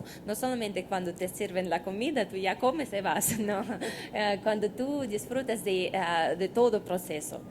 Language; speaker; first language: Spanish; non-native, fluent; Russian